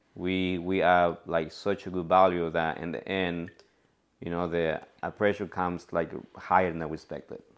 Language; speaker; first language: English; non-native, fluent; Spanish